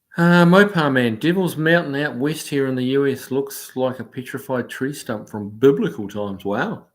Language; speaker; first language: English; native; English